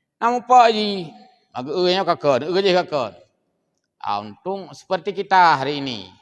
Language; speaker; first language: Malay; non-native, local second language; Achinese